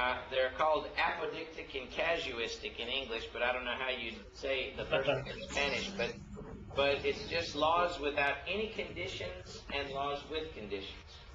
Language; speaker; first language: English; native; English